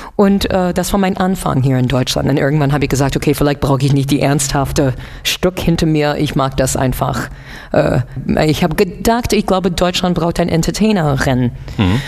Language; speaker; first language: German; non-native, fluent; English